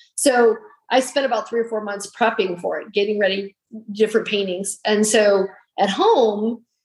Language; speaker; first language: English; native; English